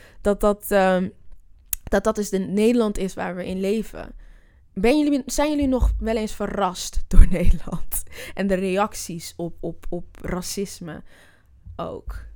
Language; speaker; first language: Dutch; native; Dutch